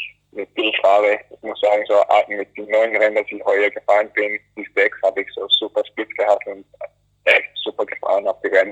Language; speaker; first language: German; early bilingual, other home language; Greek